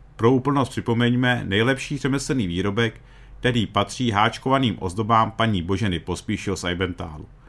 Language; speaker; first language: Czech; early bilingual, heritage; Czech